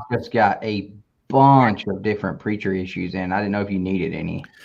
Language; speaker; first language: English; native; English